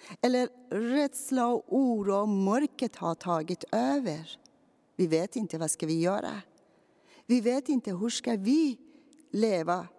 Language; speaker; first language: Swedish; non-native, fluent; Persian